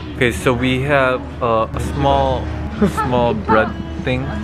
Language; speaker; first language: English; early bilingual, other home language; Korean